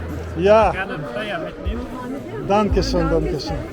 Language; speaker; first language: German; non-native, learner; Russian